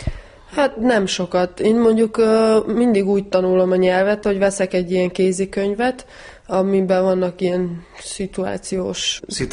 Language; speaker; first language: Hungarian; non-native, fluent; Serbian